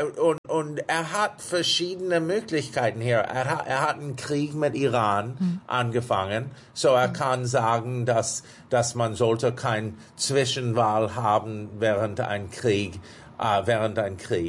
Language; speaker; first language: German; non-native, fluent; English